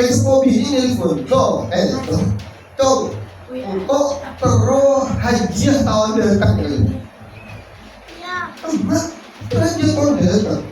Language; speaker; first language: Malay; non-native, local second language; Javanese